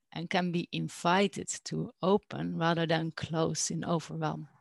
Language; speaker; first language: English; non-native, fluent; Dutch